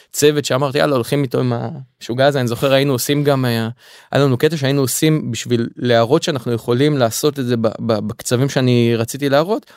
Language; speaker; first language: Hebrew; native; Hebrew